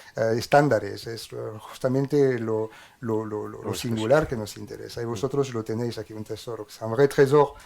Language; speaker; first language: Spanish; non-native, fluent; French